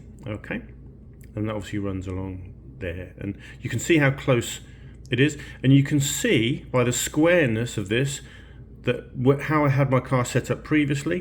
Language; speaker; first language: English; native; English